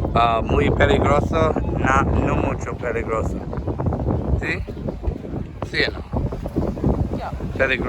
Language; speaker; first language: Spanish; non-native, learner; English